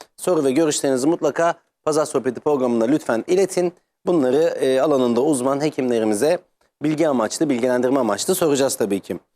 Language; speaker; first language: Turkish; native; Turkish